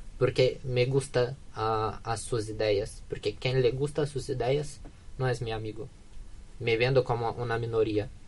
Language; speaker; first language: Spanish; non-native, learner; Portuguese